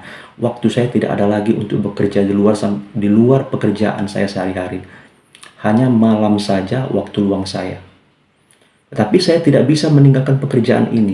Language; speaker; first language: Indonesian; native; Indonesian